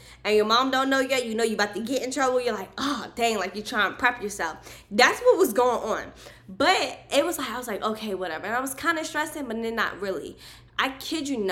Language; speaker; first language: English; native; English